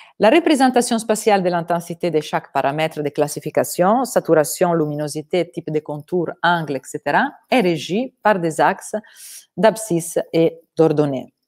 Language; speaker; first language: French; non-native, fluent; Italian